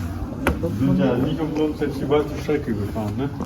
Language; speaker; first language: German; non-native, local second language; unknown